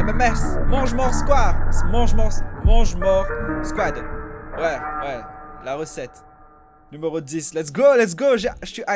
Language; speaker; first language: French; native; French